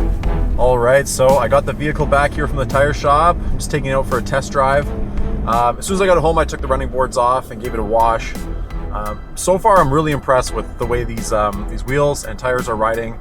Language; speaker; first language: English; native; English